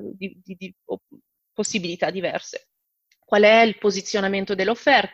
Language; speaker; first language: Italian; native; Italian